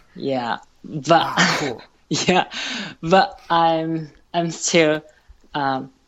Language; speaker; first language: English; non-native, learner; Japanese